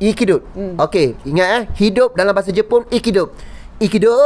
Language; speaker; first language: Malay; native; Malay